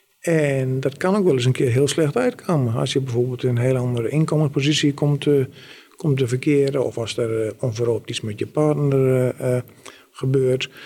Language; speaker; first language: Dutch; native; Dutch